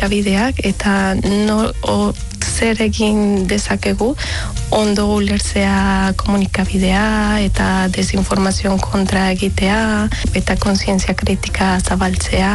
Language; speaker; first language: Basque; non-native, learner; Spanish